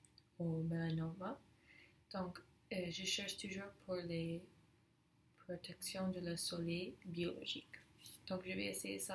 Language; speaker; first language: French; non-native, learner; English